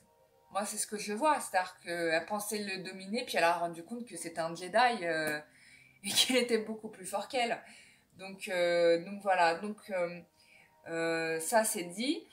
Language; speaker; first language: French; native; French